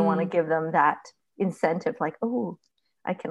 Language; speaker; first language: English; early bilingual, other home language; Chinese